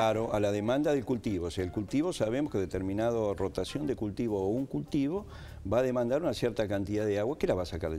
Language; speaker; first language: Spanish; native; Spanish